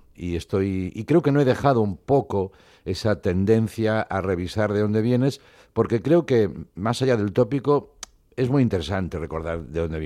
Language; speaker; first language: Spanish; non-native, local second language; Catalan